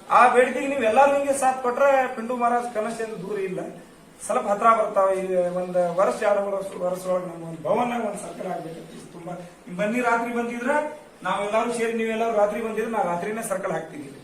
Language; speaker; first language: Kannada; non-native, local second language; Lambadi